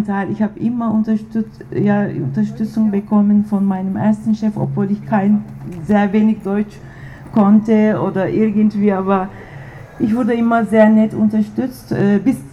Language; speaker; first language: German; non-native, fluent; Turkish